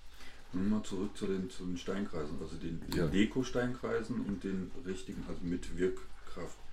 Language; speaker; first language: German; native; German